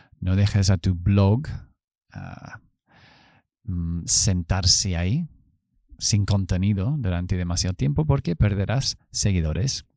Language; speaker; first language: Spanish; non-native, fluent; English